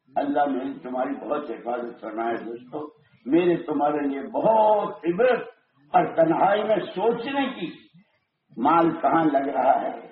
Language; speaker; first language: Urdu; non-native, local second language; Gujarati